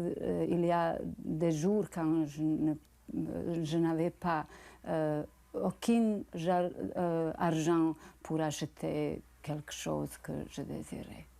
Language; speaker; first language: French; non-native, learner; Bosnian